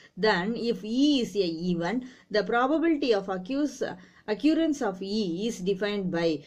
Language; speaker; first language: English; non-native, local second language; Tamil